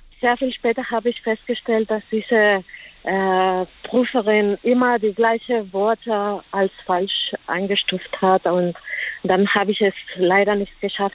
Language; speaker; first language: German; non-native, learner; Spanish